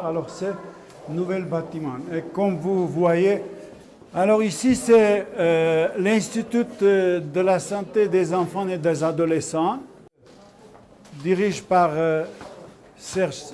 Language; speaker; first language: French; non-native, learner; Armenian